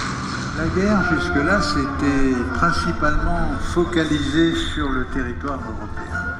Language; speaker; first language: French; native; French